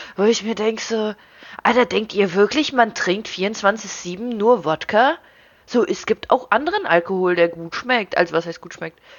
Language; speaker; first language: German; early bilingual, other home language; Russian